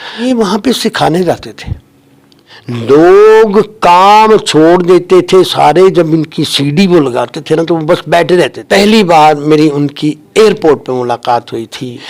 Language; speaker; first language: Urdu; non-native, local second language; Punjabi